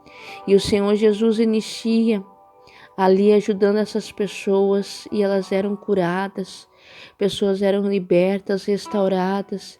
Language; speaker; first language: Portuguese; native; Portuguese